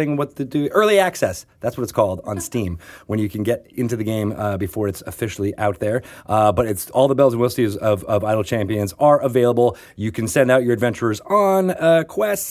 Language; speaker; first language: English; native; English